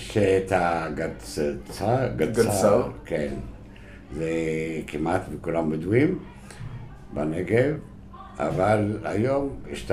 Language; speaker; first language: Hebrew; non-native, local second language; Arabic